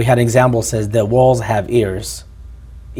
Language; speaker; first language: English; non-native, fluent; Arabic